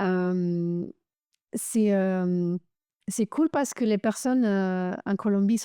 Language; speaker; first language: French; non-native, fluent; Romanian